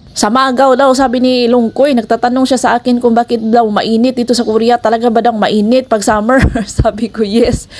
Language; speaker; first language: Filipino; non-native, local second language; Cebuano